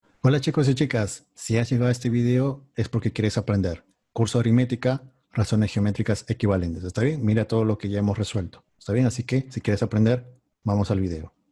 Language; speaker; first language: Spanish; native; Spanish